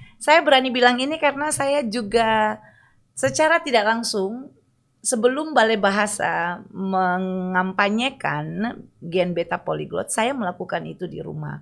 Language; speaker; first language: Indonesian; native; Indonesian